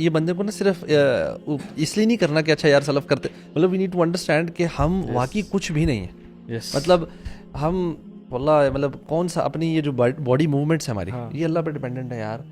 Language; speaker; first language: Urdu; native; Urdu